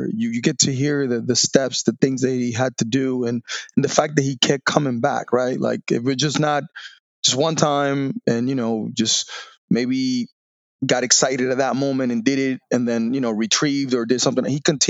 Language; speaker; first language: English; non-native, fluent; Spanish